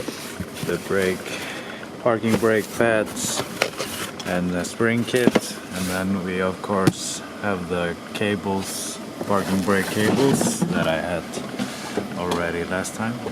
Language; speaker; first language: English; non-native, fluent; Icelandic